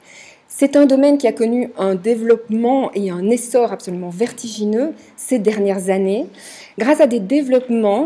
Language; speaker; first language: French; native; French